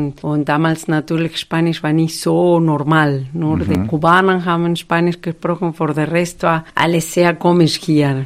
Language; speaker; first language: German; non-native, fluent; Spanish